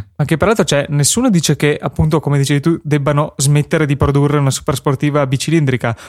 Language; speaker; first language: Italian; native; Italian